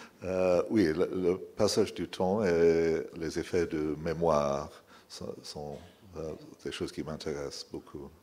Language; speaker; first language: French; non-native, fluent; English